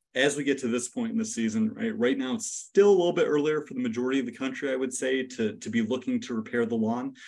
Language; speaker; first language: English; native; English